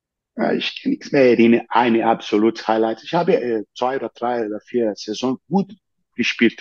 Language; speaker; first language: German; non-native, fluent; Portuguese